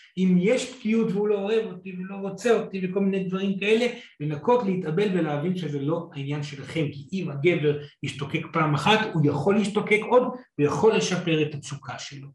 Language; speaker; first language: Hebrew; non-native, fluent; English